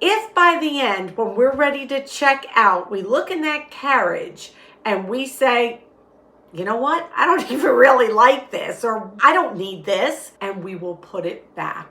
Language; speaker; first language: English; native; English